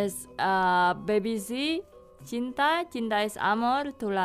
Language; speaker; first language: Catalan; non-native, learner; Indonesian